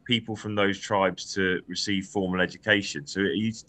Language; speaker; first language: English; native; English